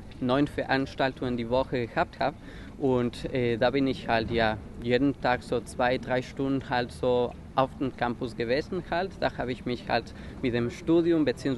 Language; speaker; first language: German; non-native, fluent; Spanish